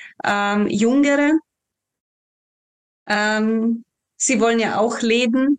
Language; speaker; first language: German; non-native, fluent; Ukrainian